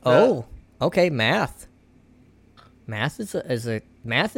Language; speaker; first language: English; native; English